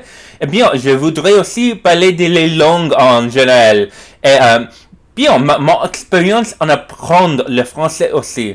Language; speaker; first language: French; non-native, learner; English